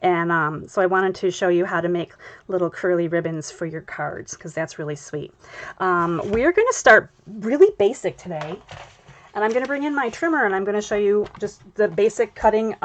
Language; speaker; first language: English; native; English